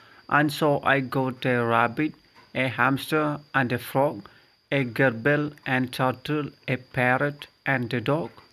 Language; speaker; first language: English; non-native, local second language; Malayalam